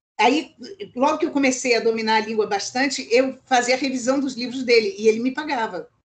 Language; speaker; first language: Portuguese; native; Portuguese